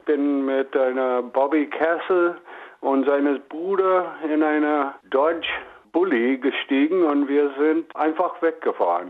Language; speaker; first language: German; non-native, fluent; English